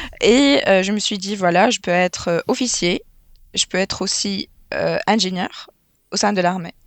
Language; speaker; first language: French; non-native, local second language; Arabic